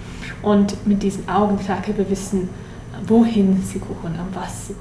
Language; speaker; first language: German; non-native, learner; English